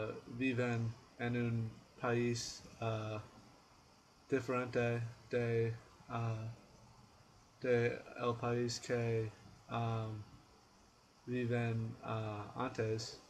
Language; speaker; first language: Spanish; non-native, learner; English